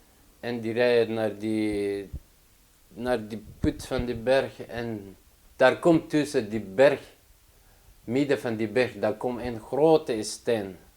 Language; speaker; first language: Dutch; non-native, learner; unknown